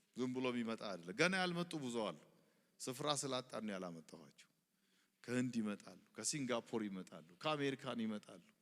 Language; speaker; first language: Amharic; non-native, local second language; Oromo